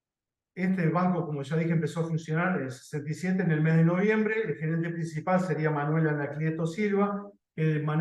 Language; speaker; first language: Spanish; native; Spanish